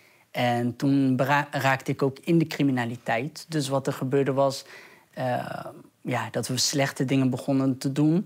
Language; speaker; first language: Dutch; early bilingual, other home language; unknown